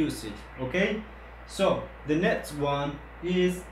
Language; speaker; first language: English; non-native, fluent; Spanish